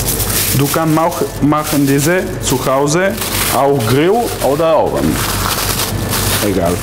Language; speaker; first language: German; non-native, learner; Greek